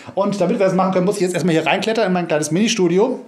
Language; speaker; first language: German; native; German